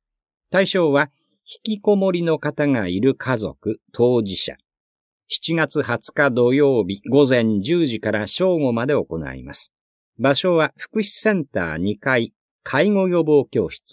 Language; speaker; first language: Japanese; native; Japanese